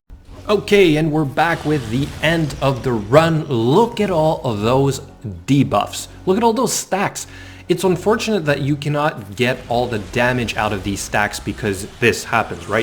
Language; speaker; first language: English; native; English